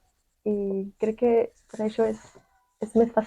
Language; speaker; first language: Catalan; non-native, fluent; Spanish